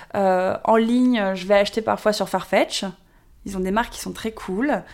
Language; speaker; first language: French; native; French